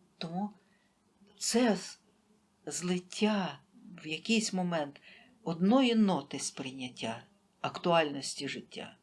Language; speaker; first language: Ukrainian; native; Ukrainian